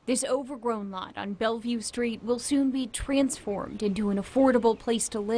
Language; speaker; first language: English; native; English